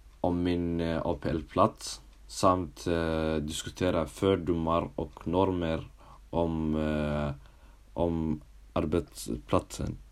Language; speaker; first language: Swedish; early bilingual, other home language; Somali